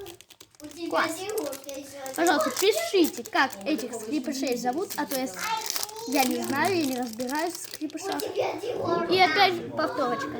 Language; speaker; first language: Russian; native; Russian